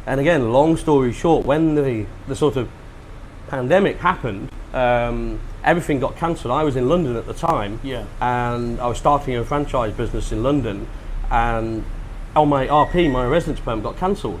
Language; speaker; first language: English; native; English